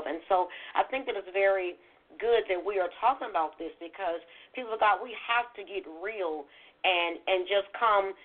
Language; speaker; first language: English; native; English